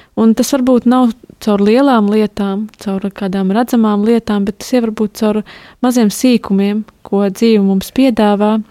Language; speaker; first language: Latvian; native; Latvian